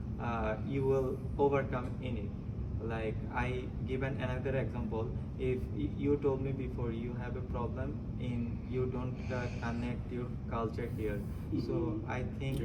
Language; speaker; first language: English; non-native, local second language; Bangla